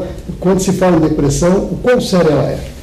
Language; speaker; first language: Portuguese; native; Portuguese